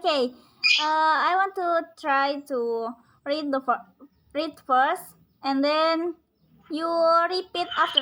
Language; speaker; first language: English; non-native, learner; Indonesian